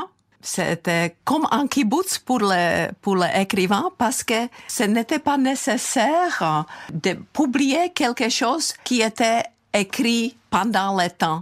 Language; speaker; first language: French; non-native, fluent; Czech